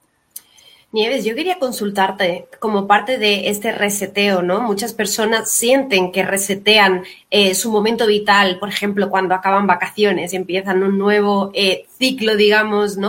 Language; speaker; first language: Spanish; native; Spanish